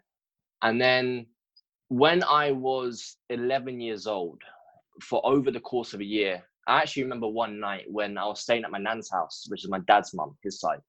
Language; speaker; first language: English; native; English